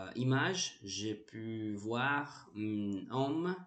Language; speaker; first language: French; non-native, learner; Portuguese